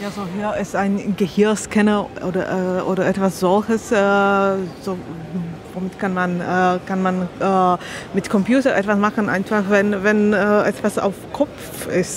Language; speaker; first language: German; non-native, learner; Slovak